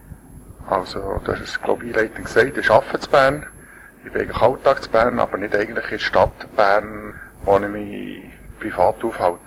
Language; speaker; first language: German; native; German